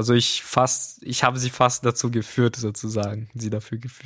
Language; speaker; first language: German; non-native, fluent; Portuguese